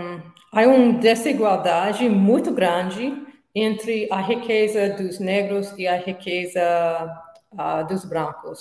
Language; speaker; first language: Portuguese; non-native, learner; English